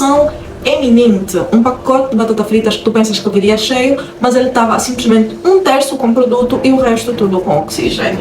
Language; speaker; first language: Portuguese; native; Portuguese